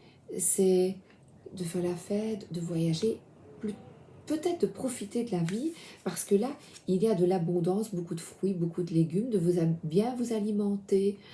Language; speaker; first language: French; native; French